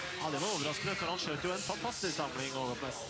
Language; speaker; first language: Norwegian; native; Norwegian